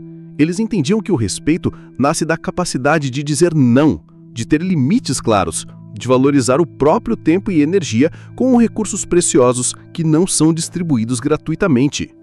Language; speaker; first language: Portuguese; native; Portuguese